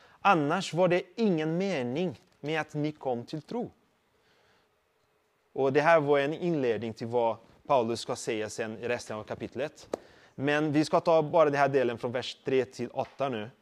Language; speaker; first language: Swedish; non-native, fluent; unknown